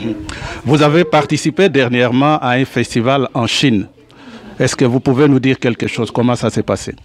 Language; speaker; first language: French; native; French